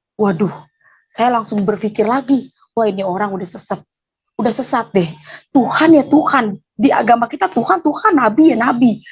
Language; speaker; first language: Indonesian; native; Indonesian